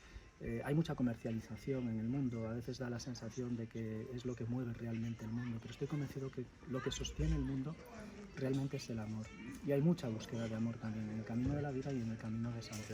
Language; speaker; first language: Spanish; native; Spanish